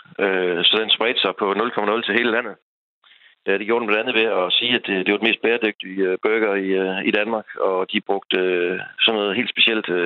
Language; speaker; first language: Danish; native; Danish